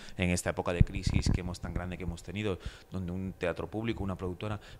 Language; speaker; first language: Spanish; native; Spanish